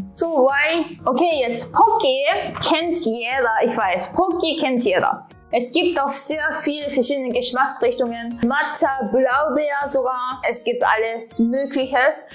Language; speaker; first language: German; non-native, fluent; Japanese